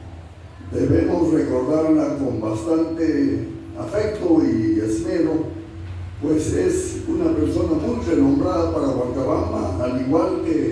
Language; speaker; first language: Spanish; native; Spanish